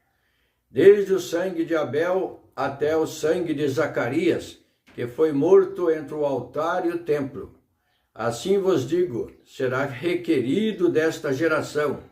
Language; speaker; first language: Portuguese; native; Portuguese